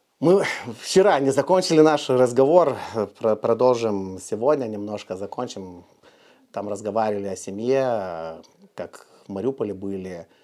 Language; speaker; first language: Russian; non-native, fluent; Lithuanian